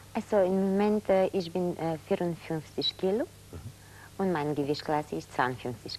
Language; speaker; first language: German; non-native, fluent; Bulgarian